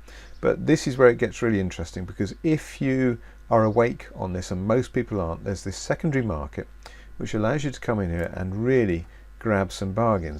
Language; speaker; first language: English; native; English